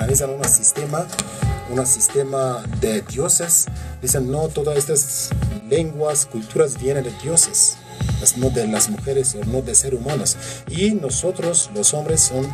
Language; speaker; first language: Spanish; non-native, learner; Kurdish